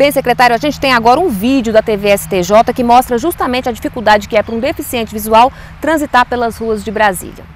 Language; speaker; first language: Portuguese; native; Portuguese